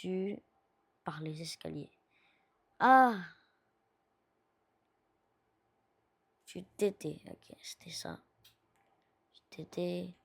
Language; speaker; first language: French; non-native, learner; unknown